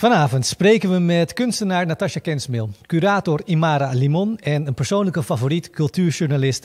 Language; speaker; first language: Dutch; native; Dutch